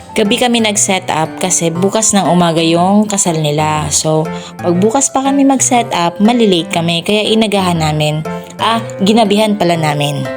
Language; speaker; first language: Filipino; non-native, local second language; Bikol